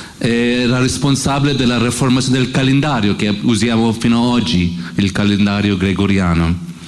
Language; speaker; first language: Italian; non-native, learner; English